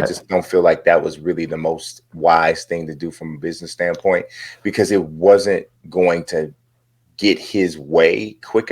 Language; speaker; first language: English; native; English